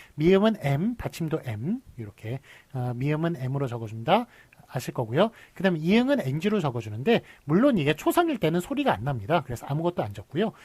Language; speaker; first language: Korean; native; Korean